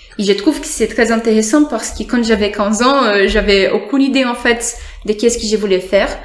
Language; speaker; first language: French; non-native, fluent; Portuguese